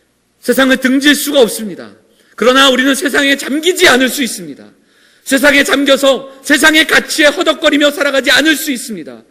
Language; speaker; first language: Korean; native; Korean